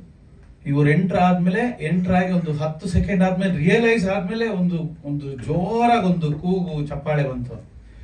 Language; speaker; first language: Kannada; native; Kannada